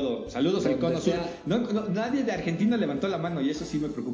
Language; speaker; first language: Spanish; native; Spanish